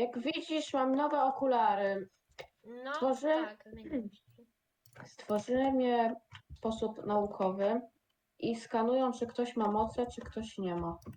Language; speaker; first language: Polish; native; Polish